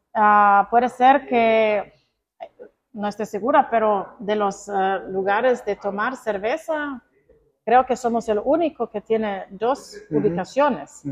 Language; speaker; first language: Spanish; non-native, fluent; Croatian